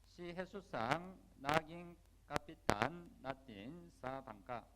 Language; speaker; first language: Filipino; non-native, learner; Korean